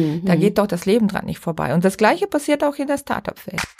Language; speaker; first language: German; non-native, fluent; Bulgarian